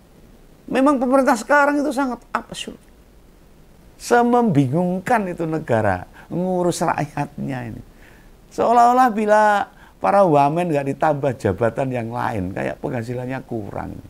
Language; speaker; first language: Indonesian; native; Indonesian